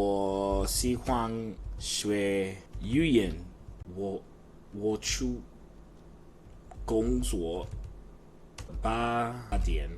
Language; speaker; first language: Chinese; non-native, learner; English